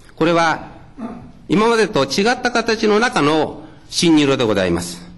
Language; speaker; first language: Japanese; native; Japanese